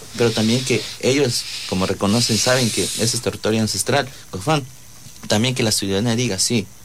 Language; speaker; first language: Spanish; non-native, local second language; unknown